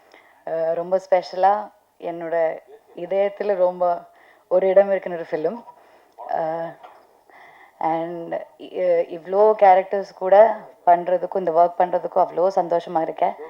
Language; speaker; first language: Tamil; non-native, learner; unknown